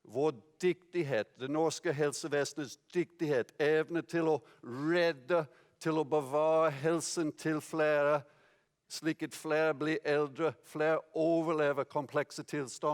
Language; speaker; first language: Norwegian; non-native, fluent; English